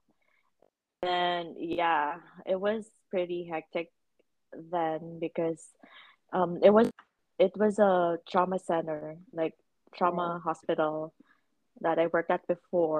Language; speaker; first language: English; non-native, local second language; Cebuano